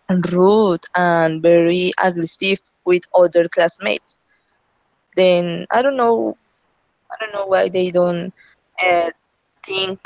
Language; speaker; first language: English; non-native, learner; Spanish